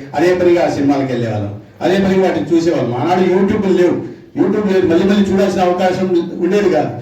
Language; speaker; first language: Telugu; native; Telugu